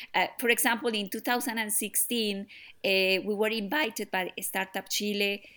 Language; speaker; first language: English; non-native, fluent; Spanish